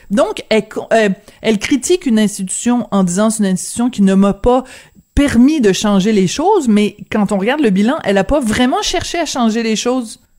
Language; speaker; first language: French; native; French